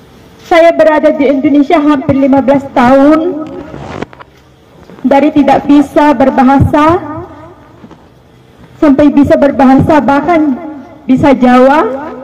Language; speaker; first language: Indonesian; non-native, fluent; Filipino